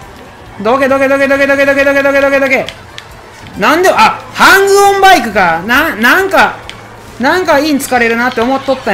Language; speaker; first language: Japanese; native; Japanese